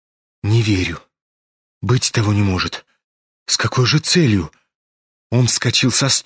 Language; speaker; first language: Russian; native; Russian